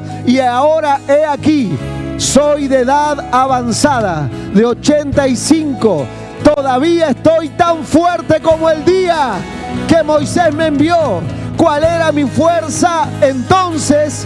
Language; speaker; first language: Spanish; native; Spanish